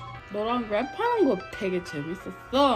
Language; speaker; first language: Korean; non-native, fluent; English